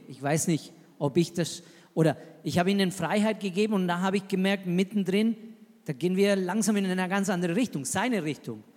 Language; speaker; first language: German; non-native, fluent; Spanish